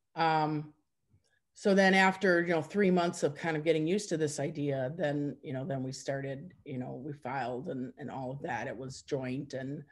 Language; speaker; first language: English; native; English